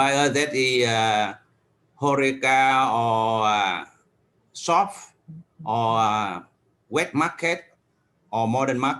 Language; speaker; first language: English; non-native, learner; Vietnamese